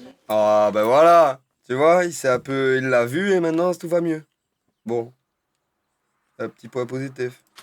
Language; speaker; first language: French; native; French